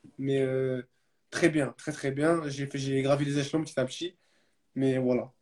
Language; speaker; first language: French; early bilingual, other home language; Arabic